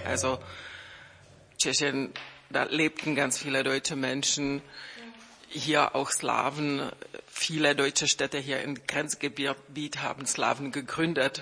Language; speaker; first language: German; non-native, fluent; Czech